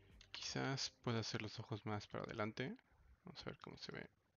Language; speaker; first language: Spanish; native; Spanish